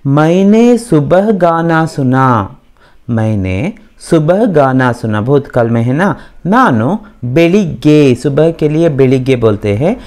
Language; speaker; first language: Hindi; non-native, local second language; Kannada